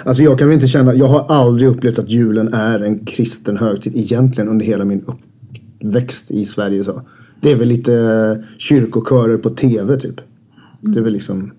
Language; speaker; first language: Swedish; native; Swedish